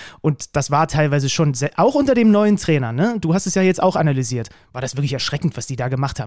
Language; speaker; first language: German; native; German